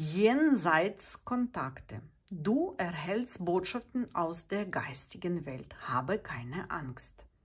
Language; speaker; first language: German; non-native, fluent; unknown